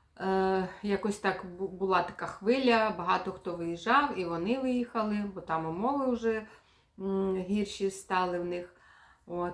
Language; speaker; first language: Ukrainian; native; Ukrainian